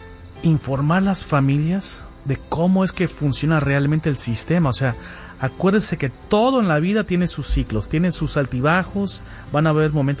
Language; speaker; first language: Spanish; early bilingual, heritage; Spanish